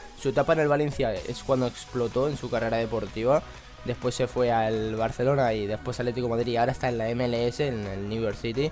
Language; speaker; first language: Spanish; native; Spanish